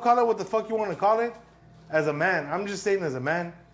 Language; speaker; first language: English; early bilingual, other home language; Spanish